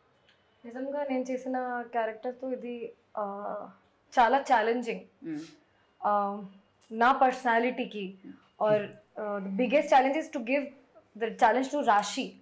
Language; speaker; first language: Telugu; non-native, fluent; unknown